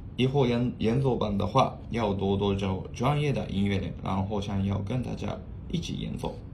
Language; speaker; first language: Chinese; non-native, fluent; Japanese